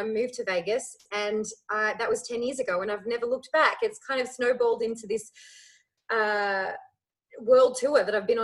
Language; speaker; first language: English; native; English